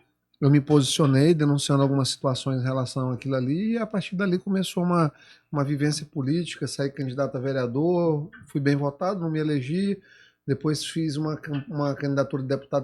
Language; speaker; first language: Portuguese; native; Portuguese